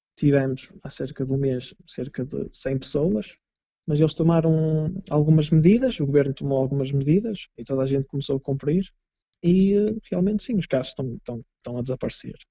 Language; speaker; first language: Portuguese; native; Portuguese